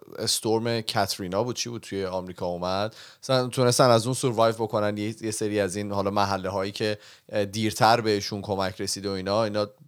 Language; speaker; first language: Persian; native; Persian